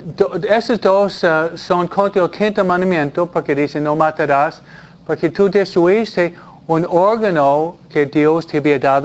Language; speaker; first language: Spanish; non-native, fluent; English